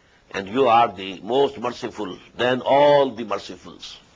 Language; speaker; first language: English; non-native, local second language; Urdu